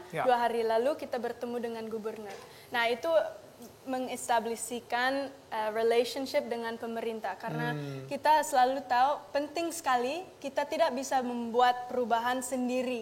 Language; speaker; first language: Indonesian; non-native, local second language; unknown